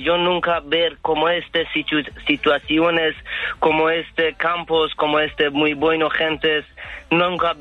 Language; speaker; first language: Spanish; non-native, learner; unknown